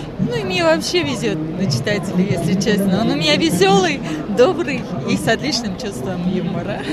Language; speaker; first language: Russian; non-native, local second language; Armenian